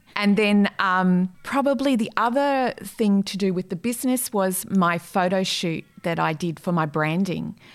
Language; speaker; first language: English; native; English